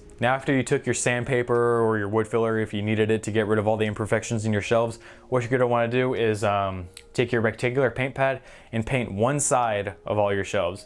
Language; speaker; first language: English; native; English